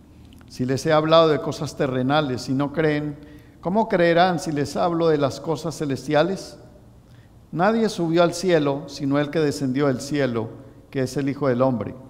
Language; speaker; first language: Spanish; native; Spanish